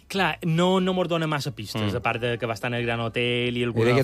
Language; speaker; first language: Catalan; native; Catalan